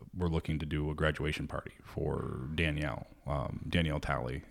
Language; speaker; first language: English; native; English